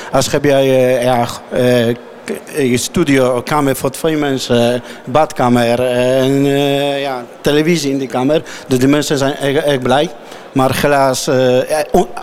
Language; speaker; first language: Dutch; non-native, learner; Polish